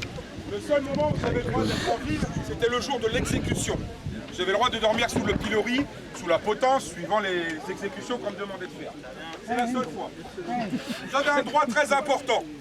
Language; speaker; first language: French; native; French